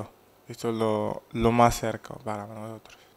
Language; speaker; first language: Spanish; non-native, fluent; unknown